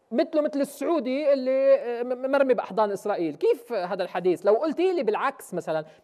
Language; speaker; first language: Arabic; native; Arabic